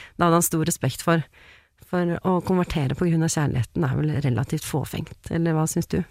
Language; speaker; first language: Norwegian; native; Norwegian